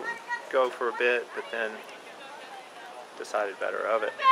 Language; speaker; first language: English; native; English